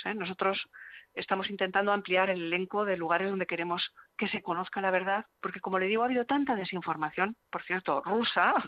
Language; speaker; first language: Spanish; native; Spanish